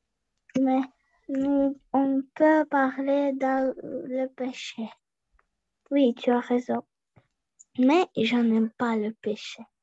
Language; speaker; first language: French; non-native, learner; Russian